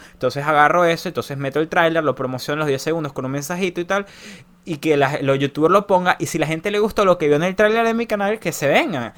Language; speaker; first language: Spanish; native; Spanish